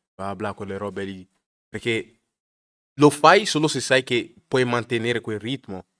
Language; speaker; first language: Italian; early bilingual, other home language; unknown